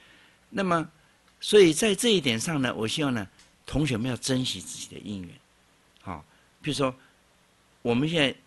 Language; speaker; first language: Chinese; native; Chinese